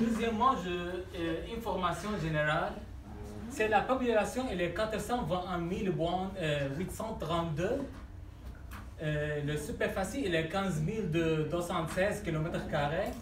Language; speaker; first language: French; non-native, learner; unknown